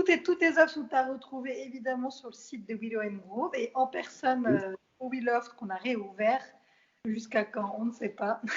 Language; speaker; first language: French; native; French